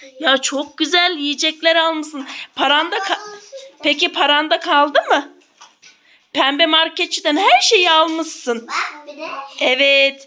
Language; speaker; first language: Turkish; native; Turkish